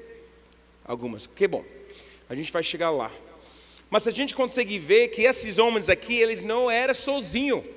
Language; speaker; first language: Portuguese; non-native, learner; English